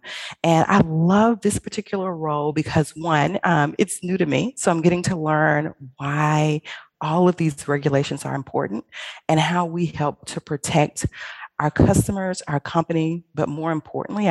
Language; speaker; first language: English; native; English